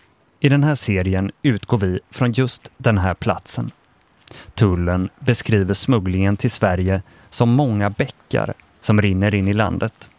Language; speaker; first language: Swedish; native; Swedish